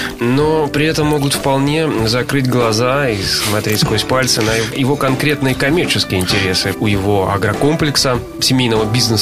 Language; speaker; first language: Russian; native; Russian